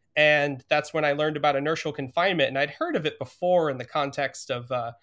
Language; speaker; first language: English; native; English